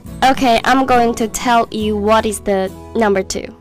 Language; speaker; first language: English; non-native, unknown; Chinese